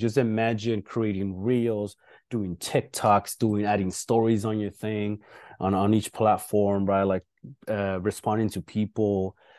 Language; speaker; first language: English; early bilingual, other home language; Spanish